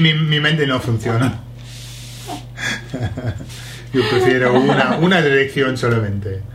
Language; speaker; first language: Spanish; non-native, fluent; English